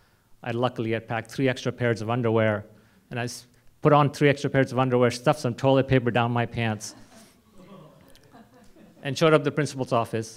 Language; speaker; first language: English; non-native, local second language; Hindi